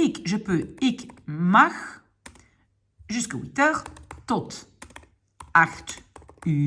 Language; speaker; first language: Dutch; non-native, local second language; French